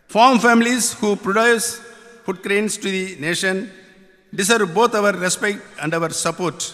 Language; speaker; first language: English; non-native, local second language; Tamil